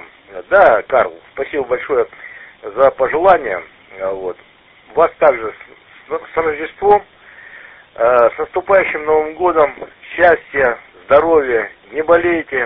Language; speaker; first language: Russian; native; Russian